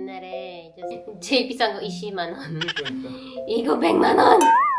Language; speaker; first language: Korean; non-native, learner; Filipino